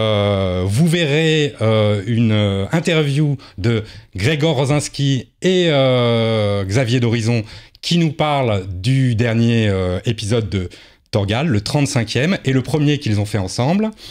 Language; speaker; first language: French; native; French